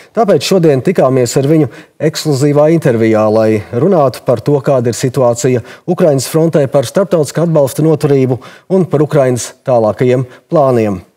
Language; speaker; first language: Latvian; native; Latvian